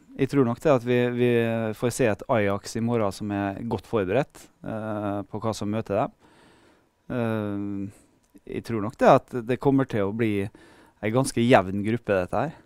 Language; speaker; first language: Norwegian; native; Norwegian